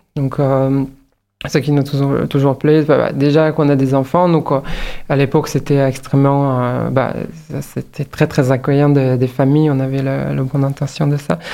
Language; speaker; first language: French; non-native, fluent; Hungarian